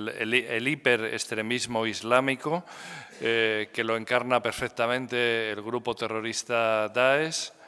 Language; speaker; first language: Spanish; native; Spanish